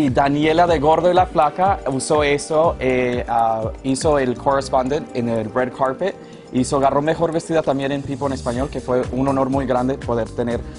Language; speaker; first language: Spanish; early bilingual, heritage; Spanish